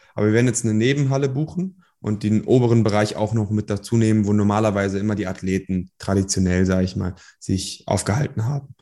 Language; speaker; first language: German; early bilingual, other home language; Persian